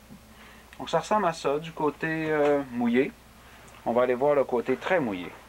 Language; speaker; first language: French; native; French